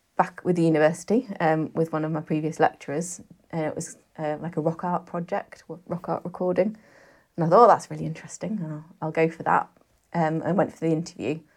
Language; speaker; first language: English; native; English